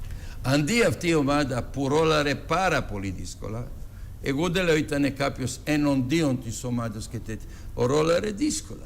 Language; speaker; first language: Greek; non-native, fluent; Serbian